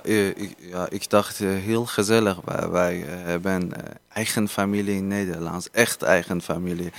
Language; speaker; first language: Dutch; non-native, learner; Persian